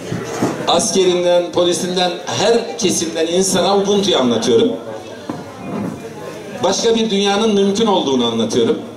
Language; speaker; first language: Turkish; native; Turkish